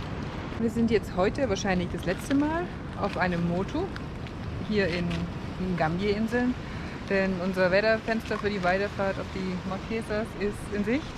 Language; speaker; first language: German; native; German